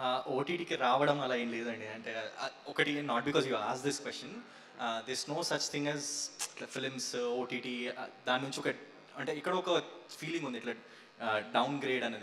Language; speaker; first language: Telugu; native; Telugu